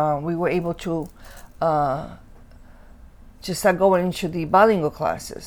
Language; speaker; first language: English; early bilingual, other home language; Italian